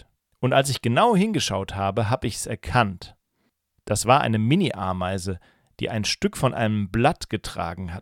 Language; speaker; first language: German; native; German